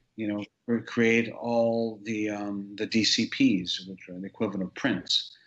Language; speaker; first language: English; native; English